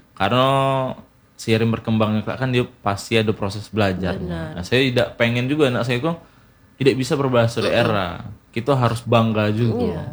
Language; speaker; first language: Indonesian; native; Indonesian